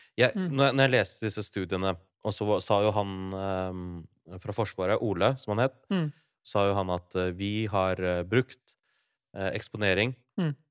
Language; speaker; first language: Norwegian; early bilingual, other home language; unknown